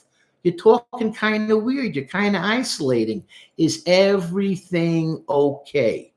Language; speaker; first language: English; native; English